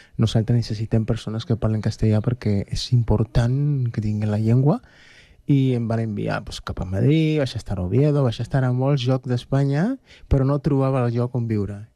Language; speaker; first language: Catalan; non-native, fluent; Spanish